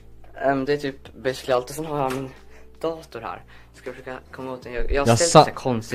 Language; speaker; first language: Swedish; native; Swedish